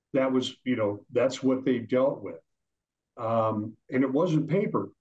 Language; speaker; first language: English; native; English